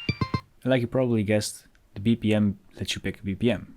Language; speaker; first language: English; non-native, fluent; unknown